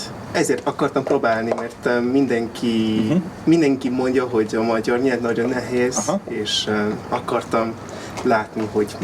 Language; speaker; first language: Hungarian; non-native, learner; English